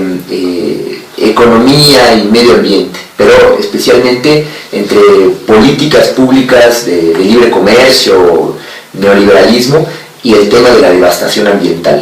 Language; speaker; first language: Spanish; native; Spanish